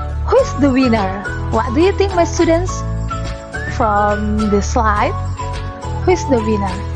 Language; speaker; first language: English; non-native, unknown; Indonesian